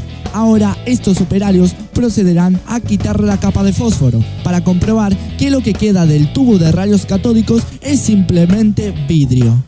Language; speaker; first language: Spanish; native; Spanish